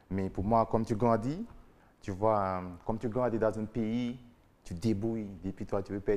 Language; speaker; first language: French; non-native, learner; English